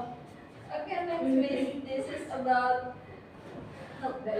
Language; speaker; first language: English; non-native, learner; Indonesian